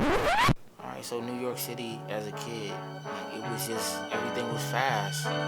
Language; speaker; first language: English; early bilingual, other home language; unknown